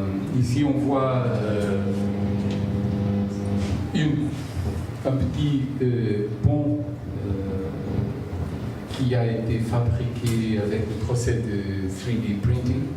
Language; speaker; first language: French; non-native, fluent; Portuguese